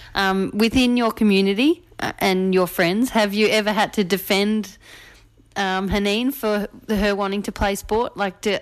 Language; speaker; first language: English; native; English